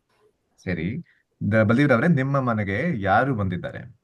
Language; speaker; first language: Kannada; non-native, learner; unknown